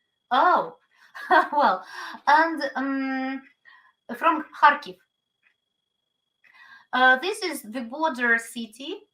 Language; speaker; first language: English; non-native, learner; Ukrainian